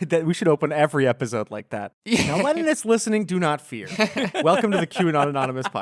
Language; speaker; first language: English; native; English